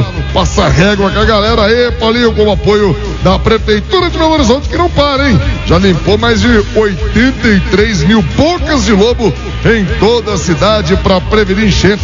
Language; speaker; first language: Portuguese; native; Portuguese